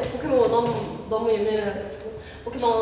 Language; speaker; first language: Korean; non-native, learner; Portuguese